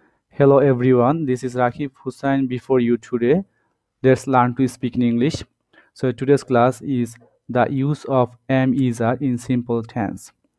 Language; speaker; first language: English; non-native, local second language; Bangla